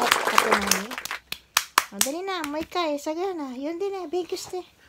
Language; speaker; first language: Japanese; non-native, learner; Filipino